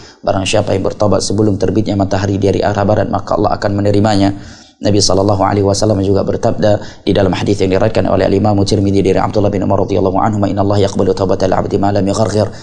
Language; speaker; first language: Malay; native; Malay